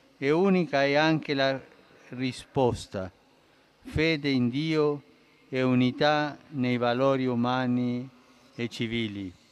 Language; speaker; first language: Italian; early bilingual, heritage; Spanish